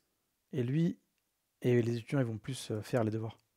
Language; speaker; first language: French; native; French